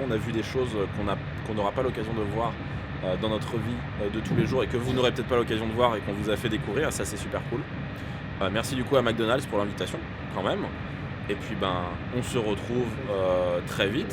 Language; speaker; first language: French; native; French